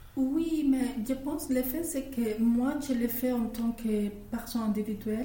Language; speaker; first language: French; non-native, fluent; Spanish